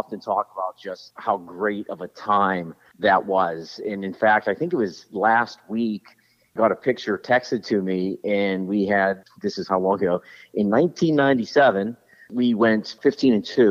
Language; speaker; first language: English; native; English